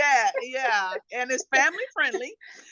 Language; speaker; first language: English; native; English